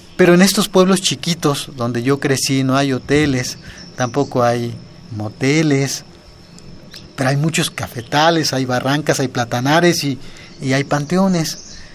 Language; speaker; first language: Spanish; non-native, local second language; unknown